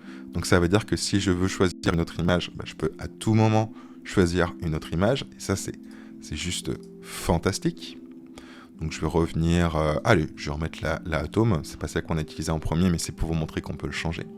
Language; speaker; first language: French; native; French